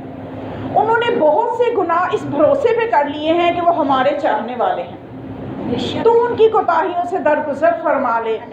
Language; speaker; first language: Urdu; native; Urdu